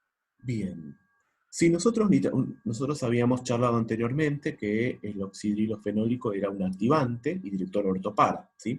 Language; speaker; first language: Spanish; native; Spanish